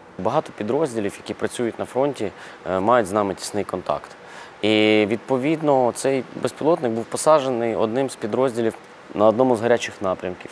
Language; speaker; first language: Ukrainian; non-native, local second language; Russian